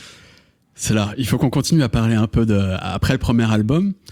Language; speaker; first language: French; native; French